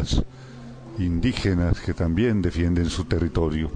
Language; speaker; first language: Spanish; native; Spanish